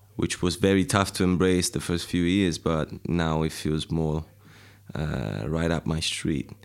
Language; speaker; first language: English; non-native, fluent; Italian